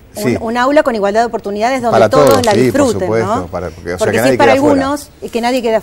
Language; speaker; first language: Spanish; native; Spanish